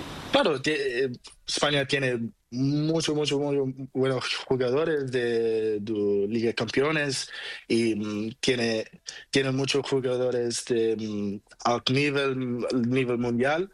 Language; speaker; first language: Spanish; non-native, learner; Portuguese